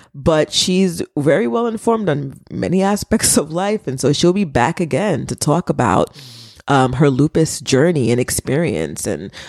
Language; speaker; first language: English; early bilingual, other home language; Haitian Creole